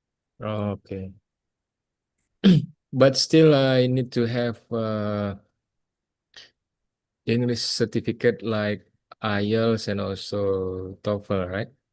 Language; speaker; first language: English; non-native, fluent; Indonesian